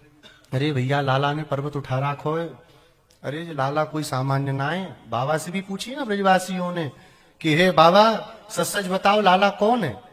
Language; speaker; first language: Hindi; native; Hindi